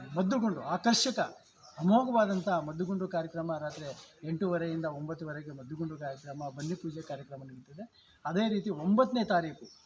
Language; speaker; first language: Kannada; native; Kannada